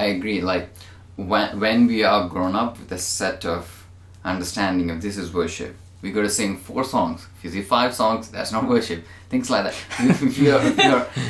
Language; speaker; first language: English; non-native, local second language; Malayalam